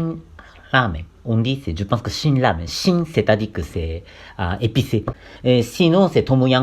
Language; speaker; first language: French; non-native, learner; Japanese